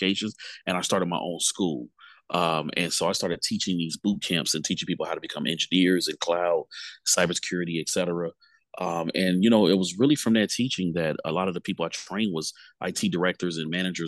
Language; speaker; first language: English; native; English